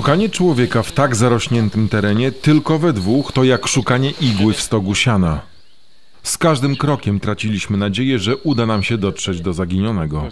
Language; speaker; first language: Polish; native; Polish